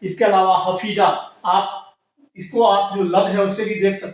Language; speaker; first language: Hindi; native; Hindi